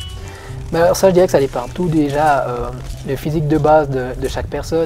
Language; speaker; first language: French; native; French